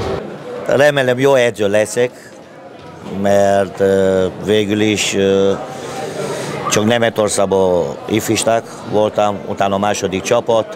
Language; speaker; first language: Hungarian; non-native, fluent; Romanian